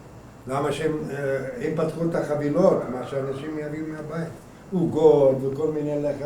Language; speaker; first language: Hebrew; non-native, fluent; Hungarian